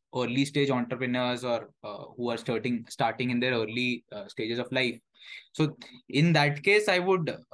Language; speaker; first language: English; non-native, local second language; Hindi